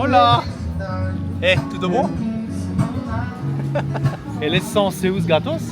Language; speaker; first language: Portuguese; non-native, learner; French